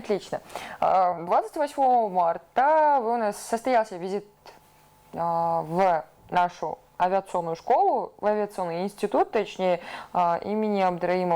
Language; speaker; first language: Russian; native; Russian